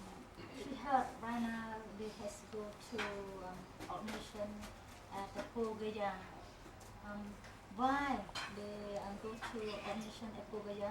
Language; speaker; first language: English; non-native, learner; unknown